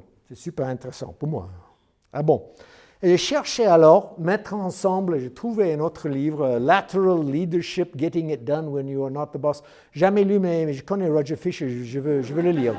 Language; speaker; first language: French; non-native, learner; English